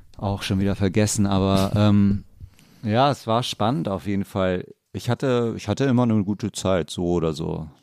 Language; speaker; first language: German; native; German